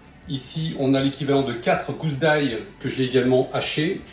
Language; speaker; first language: French; native; French